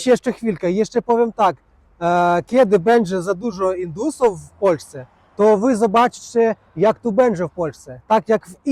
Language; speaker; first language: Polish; non-native, learner; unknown